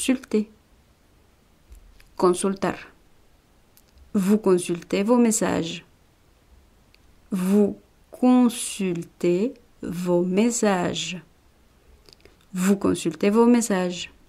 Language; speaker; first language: French; non-native, fluent; Spanish